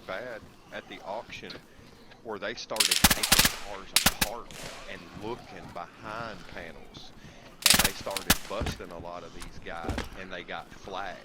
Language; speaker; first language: English; native; English